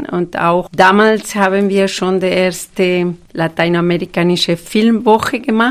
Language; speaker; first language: German; non-native, fluent; Spanish